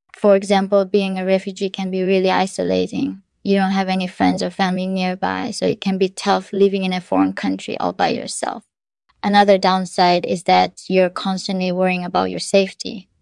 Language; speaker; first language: English; non-native, fluent; Korean